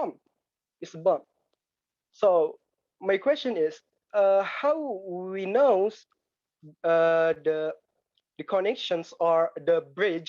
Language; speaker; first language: English; non-native, learner; Indonesian